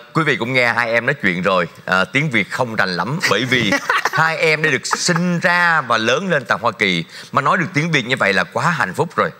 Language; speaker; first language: Vietnamese; native; Vietnamese